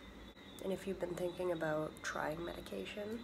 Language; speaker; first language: English; native; English